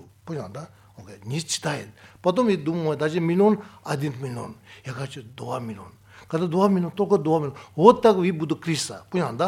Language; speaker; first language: Russian; non-native, learner; Tibetan